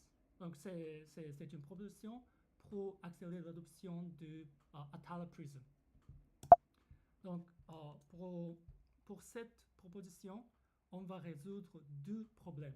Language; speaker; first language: French; non-native, fluent; Japanese